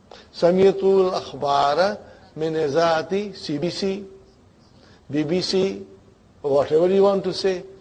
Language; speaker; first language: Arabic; non-native, fluent; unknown